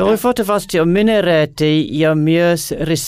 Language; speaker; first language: Finnish; non-native, learner; English